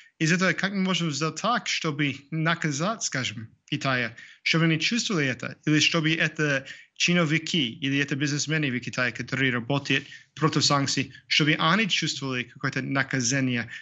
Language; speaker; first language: Russian; non-native, fluent; English